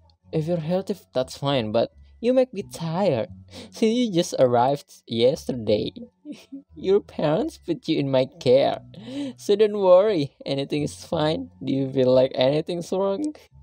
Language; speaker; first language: English; non-native, fluent; Indonesian